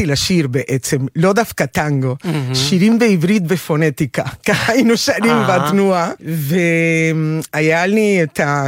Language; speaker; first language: Hebrew; non-native, fluent; Spanish